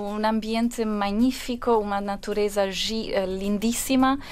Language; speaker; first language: Portuguese; non-native, fluent; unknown